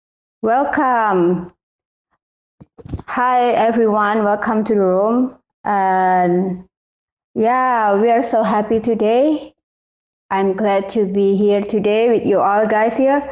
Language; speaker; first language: English; non-native, learner; Indonesian